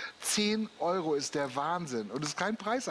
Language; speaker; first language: German; native; German